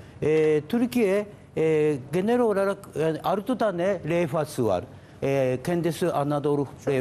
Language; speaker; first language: Turkish; non-native, learner; Japanese